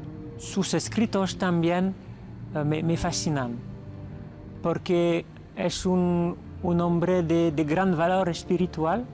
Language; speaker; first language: Spanish; non-native, fluent; French